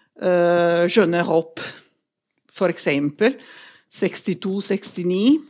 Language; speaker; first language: Norwegian; non-native, fluent; Italian